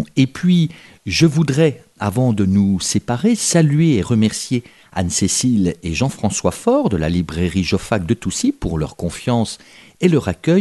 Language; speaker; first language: French; native; French